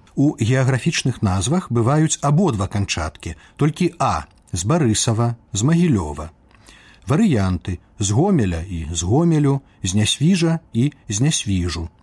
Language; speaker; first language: Belarusian; native; Belarusian